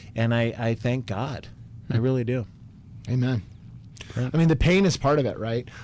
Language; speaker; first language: English; native; English